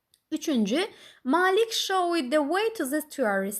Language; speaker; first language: English; non-native, fluent; Azerbaijani